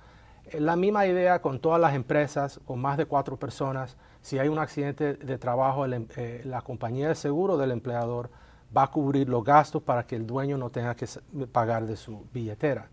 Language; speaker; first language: Spanish; native; Spanish